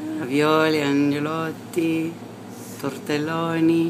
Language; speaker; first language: Italian; non-native, learner; English